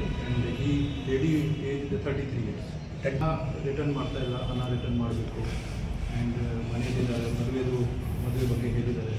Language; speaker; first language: Kannada; non-native, learner; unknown